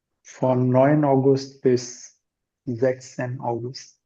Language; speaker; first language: German; non-native, learner; Urdu